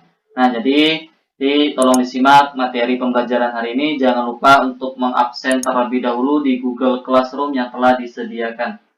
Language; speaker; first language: Indonesian; native; Indonesian